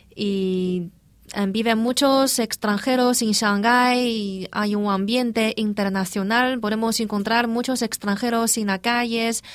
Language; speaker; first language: Spanish; non-native, fluent; Chinese